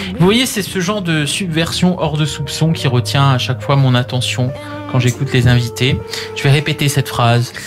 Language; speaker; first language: French; native; French